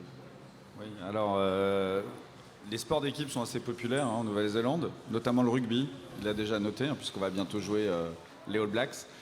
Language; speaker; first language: French; native; French